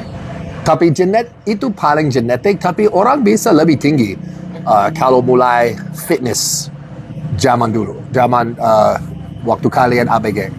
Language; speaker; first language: Indonesian; non-native, learner; English